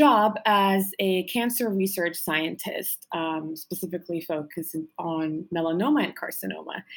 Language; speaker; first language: English; non-native, fluent; Arabic